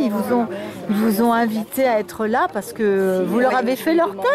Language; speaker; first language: French; native; French